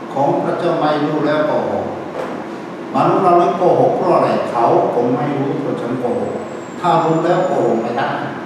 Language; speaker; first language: Thai; non-native, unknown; Korean